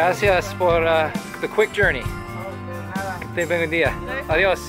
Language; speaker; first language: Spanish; non-native, learner; English